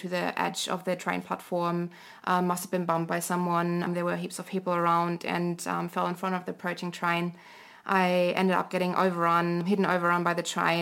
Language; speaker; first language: English; non-native, fluent; German